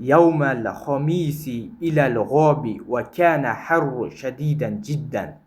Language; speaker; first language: Arabic; non-native, fluent; Kyrgyz